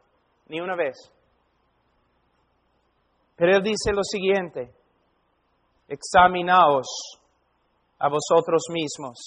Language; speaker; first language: Spanish; non-native, fluent; English